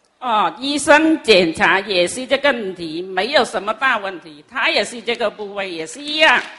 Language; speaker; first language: Chinese; non-native, local second language; Cantonese